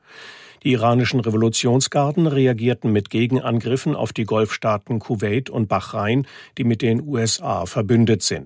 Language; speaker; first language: German; native; German